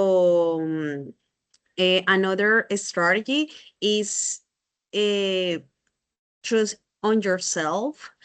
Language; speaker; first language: English; non-native, learner; Spanish